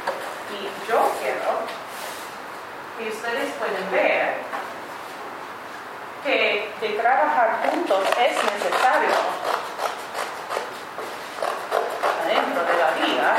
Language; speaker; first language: Spanish; non-native, fluent; English